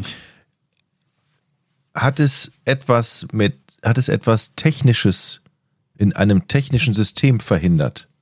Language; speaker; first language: German; native; German